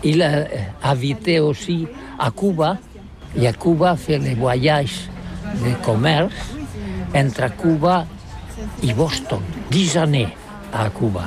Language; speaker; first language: French; non-native, learner; Catalan